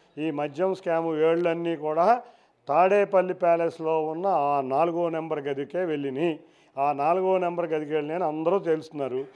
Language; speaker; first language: Telugu; native; Telugu